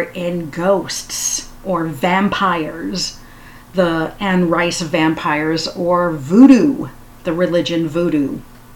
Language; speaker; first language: English; native; English